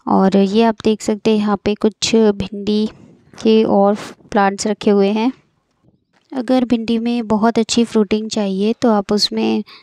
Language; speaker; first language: Hindi; native; Hindi